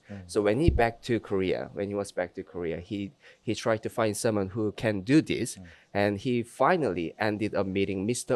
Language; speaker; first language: English; non-native, fluent; Korean